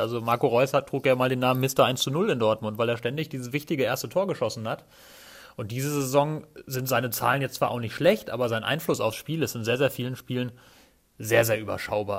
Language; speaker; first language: German; native; German